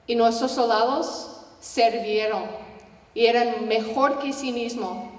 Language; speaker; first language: Spanish; non-native, learner; English